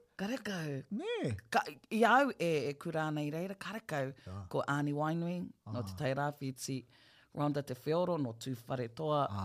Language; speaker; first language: Māori; non-native, local second language; English